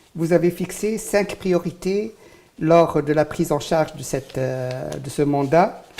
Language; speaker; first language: French; non-native, local second language; Arabic